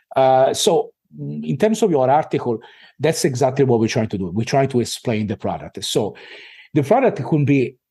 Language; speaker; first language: English; non-native, fluent; Italian